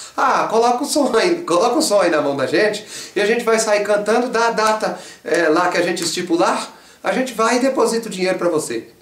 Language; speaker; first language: Portuguese; native; Portuguese